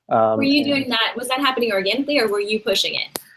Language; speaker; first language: English; native; English